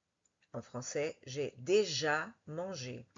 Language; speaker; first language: French; non-native, fluent; Portuguese